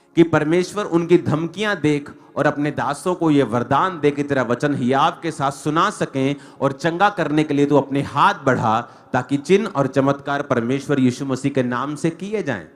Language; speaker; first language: Hindi; non-native, local second language; Punjabi